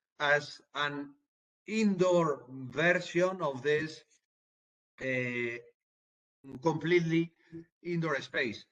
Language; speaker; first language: English; non-native, fluent; Spanish